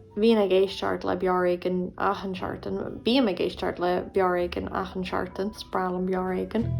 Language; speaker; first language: Irish; non-native, local second language; English